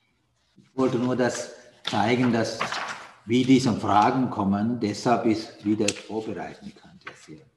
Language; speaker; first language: German; non-native, learner; Sinhala